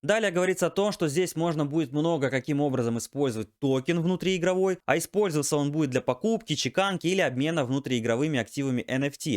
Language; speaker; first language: Russian; native; Russian